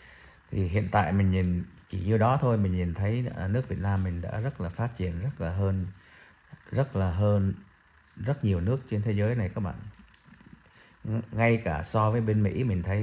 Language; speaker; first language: Vietnamese; early bilingual, heritage; Vietnamese